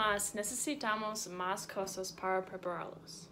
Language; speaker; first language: Spanish; non-native, learner; English